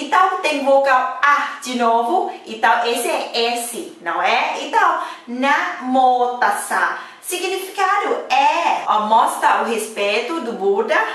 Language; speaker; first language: Portuguese; non-native, fluent; Thai